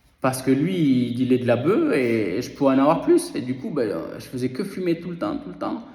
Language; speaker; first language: French; early bilingual, other home language; Spanish